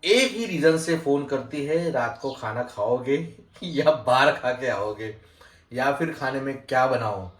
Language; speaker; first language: Hindi; non-native, local second language; Gujarati